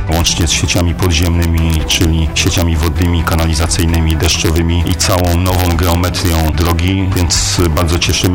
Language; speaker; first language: Polish; native; Polish